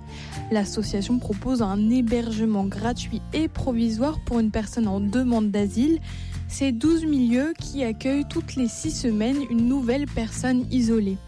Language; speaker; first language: French; native; French